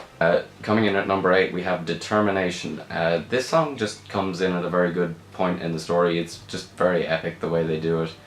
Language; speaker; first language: English; native; English